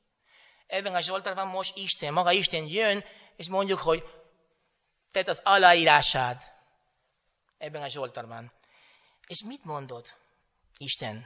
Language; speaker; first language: Hungarian; non-native, learner; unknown